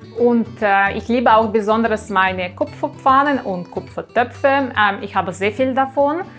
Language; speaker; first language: German; non-native, fluent; Russian